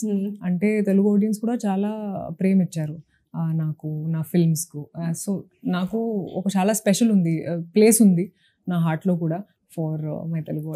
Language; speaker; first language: Telugu; non-native, fluent; Hindi